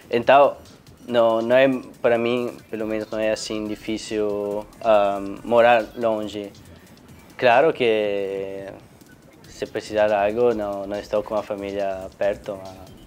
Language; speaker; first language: Portuguese; non-native, fluent; Italian